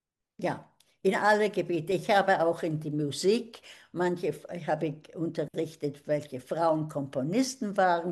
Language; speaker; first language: German; early bilingual, heritage; German